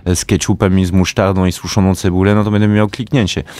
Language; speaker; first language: Polish; native; Polish